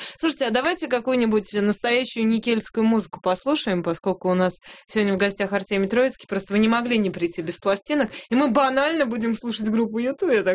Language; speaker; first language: Russian; native; Russian